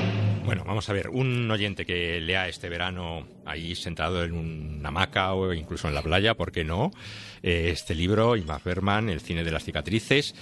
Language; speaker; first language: Spanish; native; Spanish